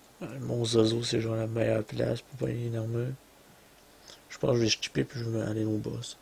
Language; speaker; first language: French; native; French